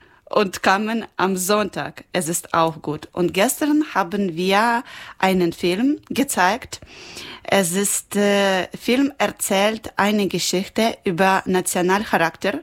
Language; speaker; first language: German; non-native, learner; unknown